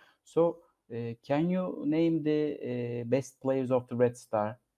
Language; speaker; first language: English; non-native, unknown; Turkish